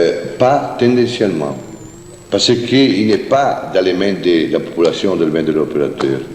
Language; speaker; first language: French; non-native, fluent; Italian